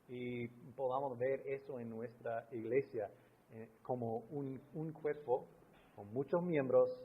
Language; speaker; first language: Spanish; non-native, fluent; English